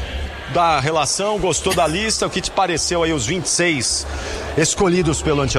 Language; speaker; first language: Portuguese; native; Portuguese